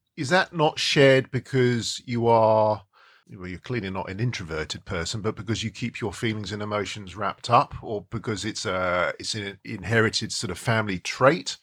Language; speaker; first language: English; native; English